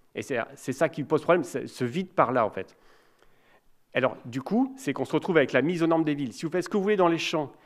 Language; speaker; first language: French; native; French